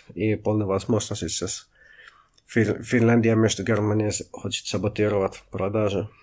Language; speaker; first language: Russian; non-native, fluent; Finnish